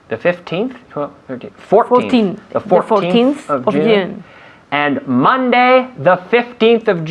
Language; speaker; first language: English; non-native, fluent; Spanish